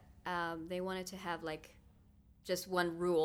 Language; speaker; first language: English; non-native, fluent; German